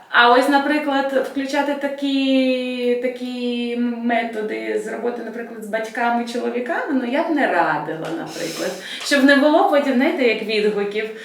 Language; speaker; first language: Ukrainian; non-native, local second language; Russian